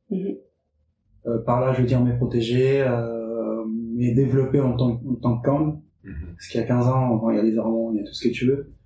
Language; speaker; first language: French; early bilingual, other home language; Spanish